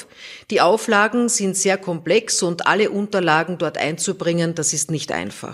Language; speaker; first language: German; native; German